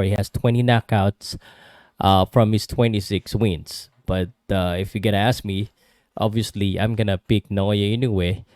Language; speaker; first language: English; non-native, local second language; Filipino